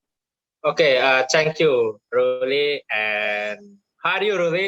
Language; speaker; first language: English; non-native, learner; Indonesian